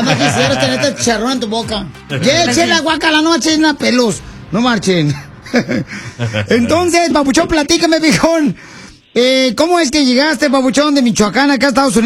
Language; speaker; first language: Spanish; native; Spanish